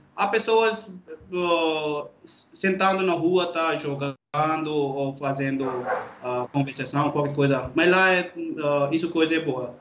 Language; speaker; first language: Portuguese; non-native, learner; Urdu